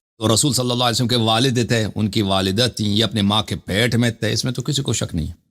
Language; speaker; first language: Urdu; native; Urdu